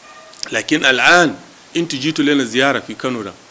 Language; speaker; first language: Arabic; non-native, local second language; Hausa